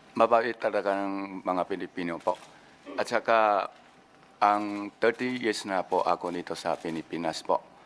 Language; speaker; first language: Filipino; non-native, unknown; Min Nan Chinese